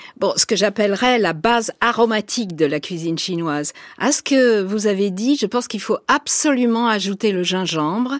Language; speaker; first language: French; native; French